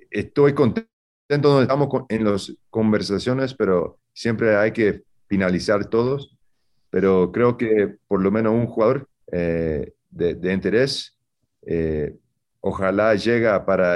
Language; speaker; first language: Spanish; early bilingual, heritage; Spanish